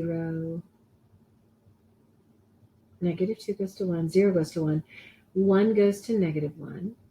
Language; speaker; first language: English; native; English